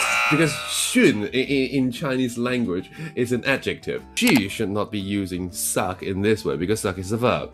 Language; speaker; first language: English; non-native, fluent; Chinese